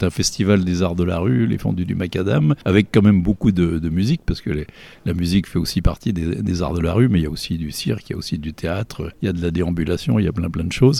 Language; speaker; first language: French; native; French